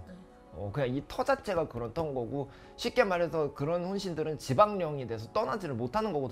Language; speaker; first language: Korean; native; Korean